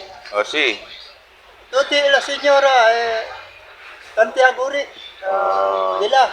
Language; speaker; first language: Italian; non-native, learner; Filipino